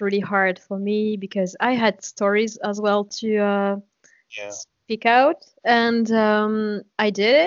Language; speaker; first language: English; non-native, fluent; French